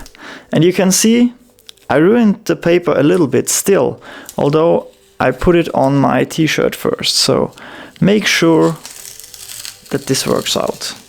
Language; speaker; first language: English; non-native, fluent; German